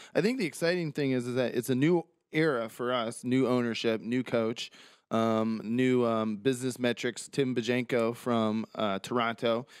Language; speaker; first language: English; native; English